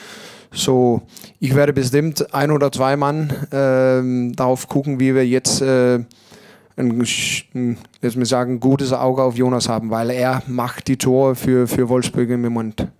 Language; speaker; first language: German; non-native, learner; Danish